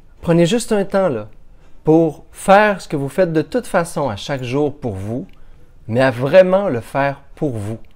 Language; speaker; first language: French; native; French